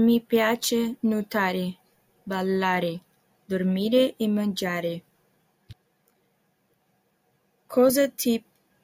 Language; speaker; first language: Italian; non-native, learner; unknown